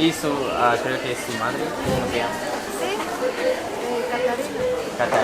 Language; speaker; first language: Spanish; non-native, learner; English